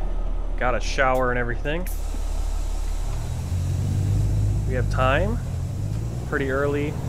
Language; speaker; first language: English; native; English